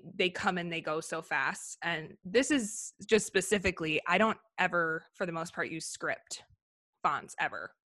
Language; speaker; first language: English; native; English